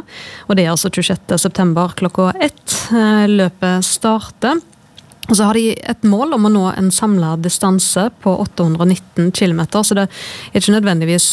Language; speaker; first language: Norwegian; native; Norwegian